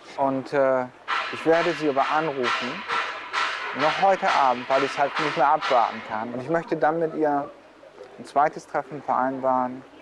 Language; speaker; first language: German; native; German